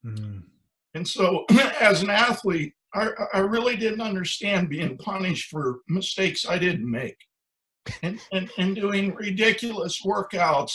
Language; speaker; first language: English; native; English